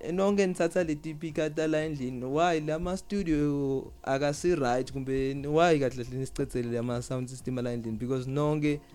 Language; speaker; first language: Zulu; non-native, local second language; Swati